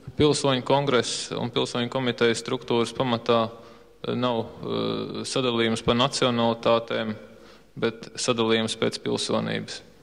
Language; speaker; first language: Latvian; native; Latvian